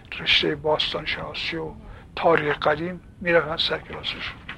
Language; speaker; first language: Persian; native; Persian